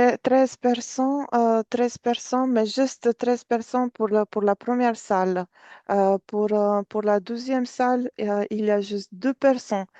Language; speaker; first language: French; non-native, fluent; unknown